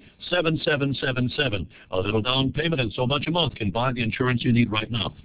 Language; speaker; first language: English; early bilingual, other home language; French